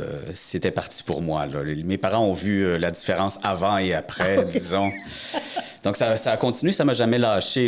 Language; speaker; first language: French; native; French